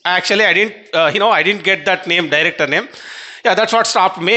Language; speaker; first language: English; non-native, local second language; Telugu